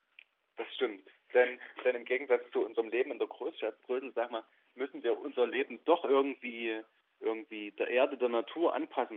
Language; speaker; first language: German; native; German